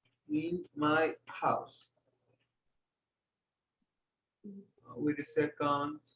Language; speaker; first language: English; non-native, fluent; Spanish